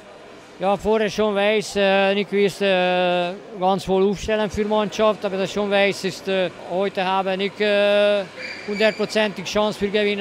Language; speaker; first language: German; non-native, learner; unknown